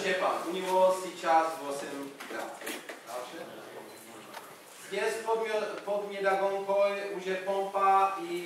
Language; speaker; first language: Russian; non-native, learner; Czech